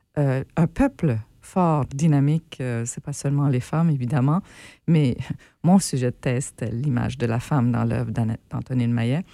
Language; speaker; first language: French; native; French